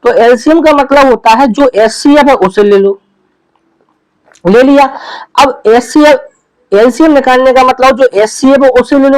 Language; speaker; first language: Hindi; native; Hindi